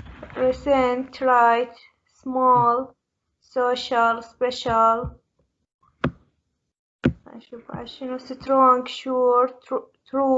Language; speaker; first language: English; non-native, learner; Arabic